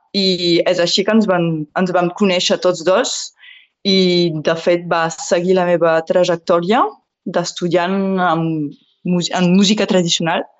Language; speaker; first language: Catalan; non-native, local second language; French